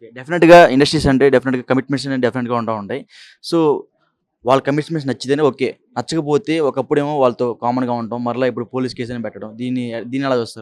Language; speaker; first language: Telugu; native; Telugu